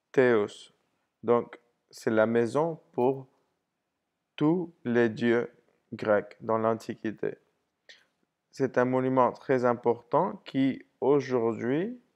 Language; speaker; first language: French; non-native, fluent; English